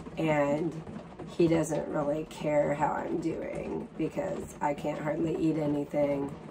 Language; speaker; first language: English; native; English